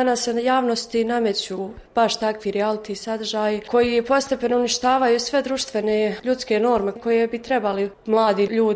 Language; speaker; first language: Croatian; native; Croatian